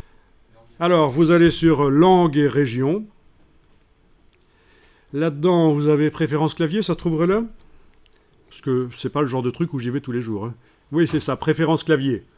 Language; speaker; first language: French; native; French